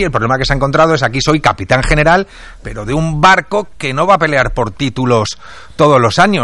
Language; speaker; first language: Spanish; native; Spanish